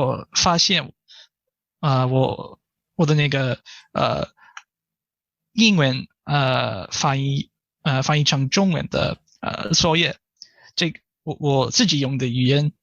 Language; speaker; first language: Chinese; non-native, fluent; English